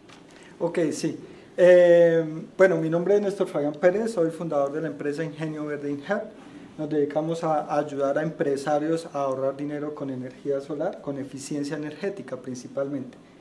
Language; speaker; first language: Spanish; native; Spanish